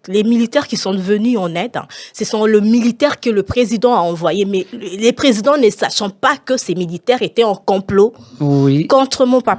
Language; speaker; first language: French; non-native, local second language; Lingala